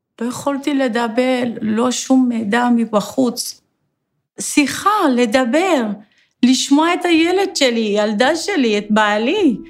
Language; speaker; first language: Hebrew; non-native, fluent; Persian